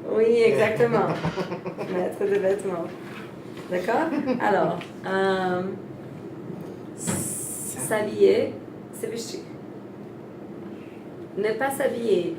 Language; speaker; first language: French; non-native, fluent; Portuguese